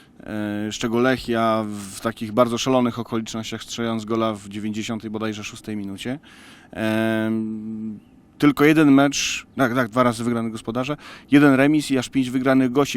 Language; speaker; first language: Polish; native; Polish